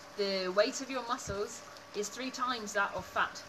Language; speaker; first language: English; native; English